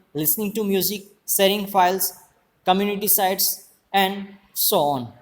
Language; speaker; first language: English; non-native, local second language; Gujarati